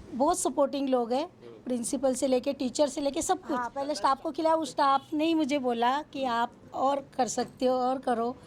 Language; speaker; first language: Hindi; non-native, local second language; Marathi